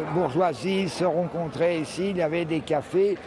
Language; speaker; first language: French; early bilingual, heritage; French